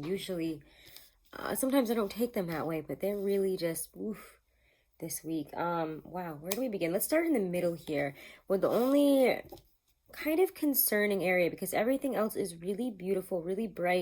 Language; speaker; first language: English; native; English